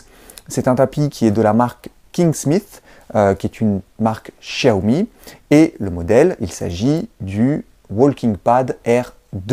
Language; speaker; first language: French; native; French